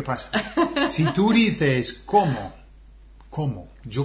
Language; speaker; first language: Spanish; non-native, fluent; English